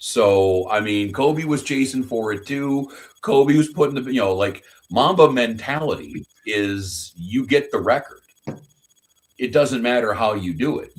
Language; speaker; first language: English; native; English